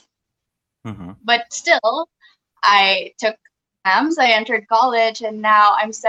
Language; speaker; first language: English; non-native, local second language; Filipino